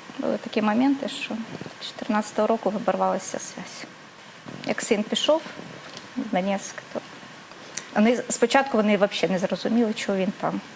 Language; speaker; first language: Ukrainian; non-native, local second language; Russian